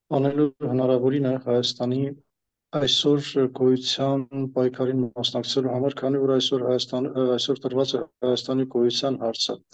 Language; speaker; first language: Armenian; native; Armenian